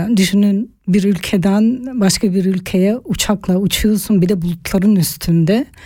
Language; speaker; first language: Turkish; native; Turkish